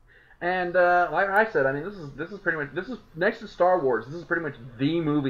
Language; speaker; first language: English; native; English